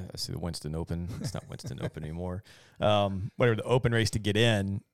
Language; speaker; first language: English; native; English